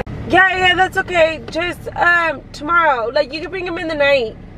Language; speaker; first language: English; early bilingual, other home language; Spanish